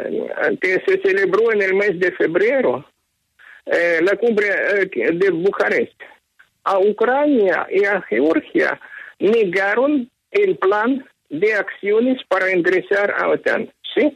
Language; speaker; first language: Spanish; non-native, fluent; Ukrainian